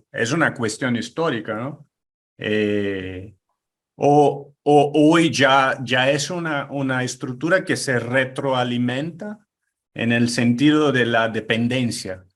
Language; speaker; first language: Spanish; non-native, fluent; Portuguese